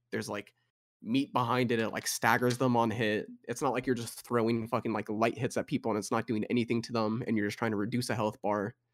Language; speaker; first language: English; native; English